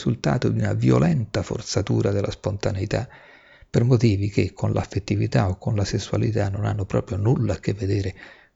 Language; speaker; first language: Italian; native; Italian